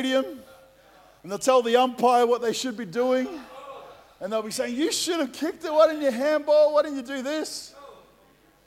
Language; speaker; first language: English; native; English